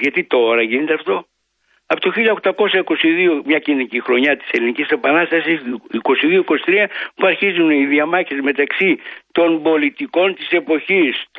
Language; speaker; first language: Greek; native; Greek